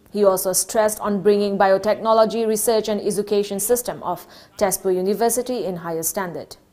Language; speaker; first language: English; non-native, local second language; Manipuri